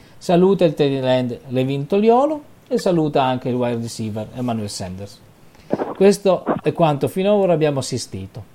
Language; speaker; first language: Italian; native; Italian